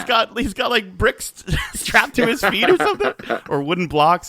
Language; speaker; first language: English; native; English